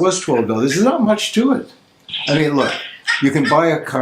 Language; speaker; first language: English; native; English